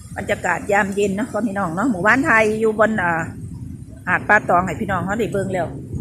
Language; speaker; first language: Thai; native; Thai